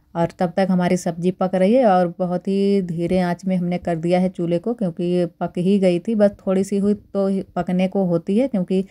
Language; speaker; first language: Hindi; native; Hindi